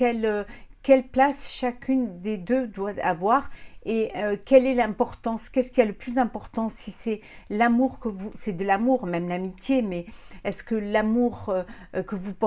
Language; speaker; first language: French; native; French